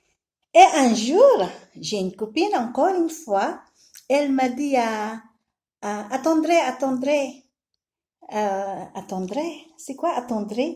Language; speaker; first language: French; non-native, learner; Filipino